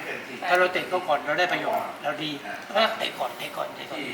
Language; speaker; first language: Thai; native; Thai